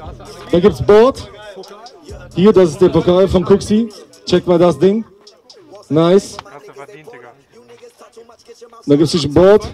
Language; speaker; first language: German; native; German